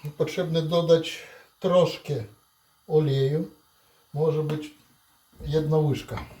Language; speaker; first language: Polish; non-native, learner; Russian